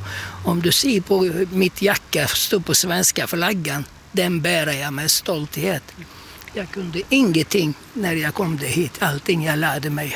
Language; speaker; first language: Swedish; non-native, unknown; Turkish